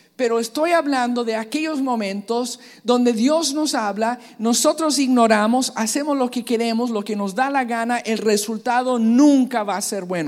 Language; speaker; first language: Spanish; native; Spanish